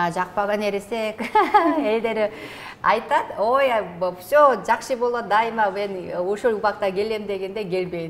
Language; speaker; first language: Kyrgyz; non-native, learner; Korean